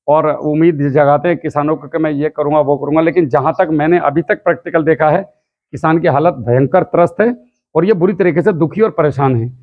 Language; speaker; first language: Hindi; native; Hindi